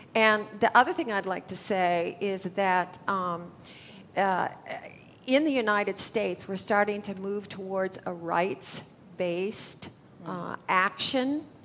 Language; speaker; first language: English; native; English